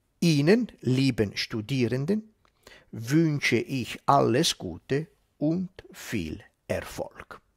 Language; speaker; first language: German; non-native, fluent; Italian